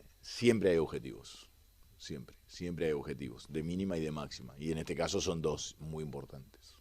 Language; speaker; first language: Spanish; native; Spanish